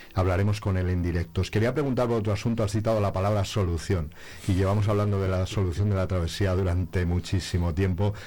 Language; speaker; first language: Spanish; native; Spanish